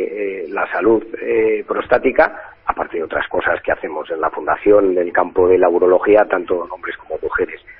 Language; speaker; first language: Spanish; native; Spanish